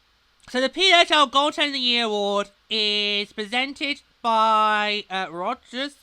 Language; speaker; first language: English; native; English